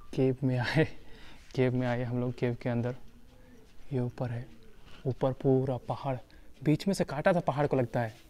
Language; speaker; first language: Hindi; native; Hindi